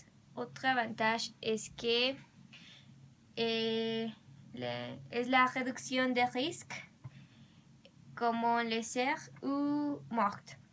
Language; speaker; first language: French; non-native, learner; Spanish